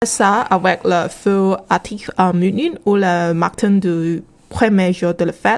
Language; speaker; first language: French; non-native, learner; Chinese